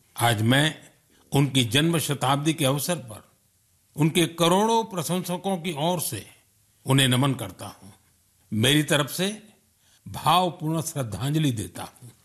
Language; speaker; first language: Hindi; non-native, local second language; Gujarati